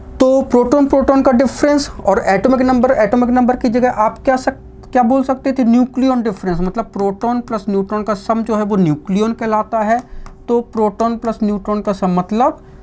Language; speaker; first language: Hindi; non-native, local second language; Gujarati